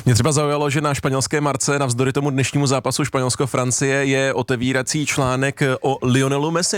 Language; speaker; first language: Czech; native; Czech